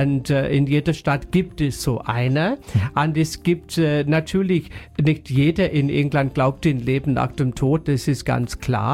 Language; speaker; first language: German; non-native, fluent; English